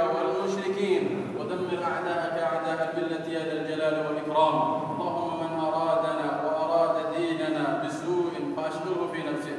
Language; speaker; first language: Arabic; non-native, local second language; Somali